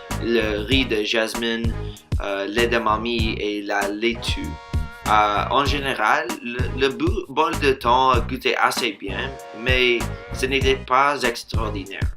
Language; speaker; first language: French; non-native, fluent; English